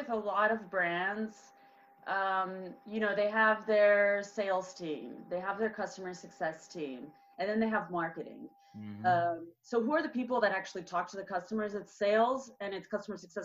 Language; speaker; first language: English; native; English